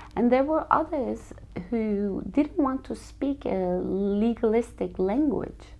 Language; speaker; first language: English; non-native, fluent; Turkish